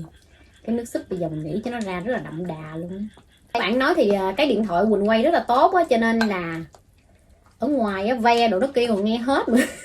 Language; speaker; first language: Vietnamese; native; Vietnamese